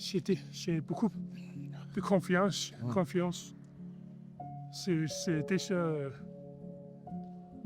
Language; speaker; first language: French; non-native, learner; Danish